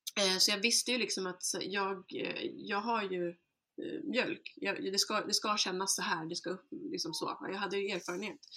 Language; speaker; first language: Swedish; early bilingual, other home language; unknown